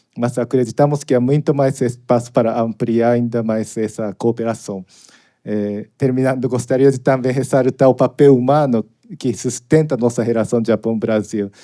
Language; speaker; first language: Portuguese; non-native, learner; Japanese